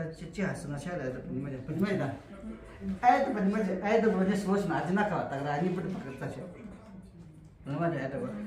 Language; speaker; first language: Russian; non-native, learner; Chinese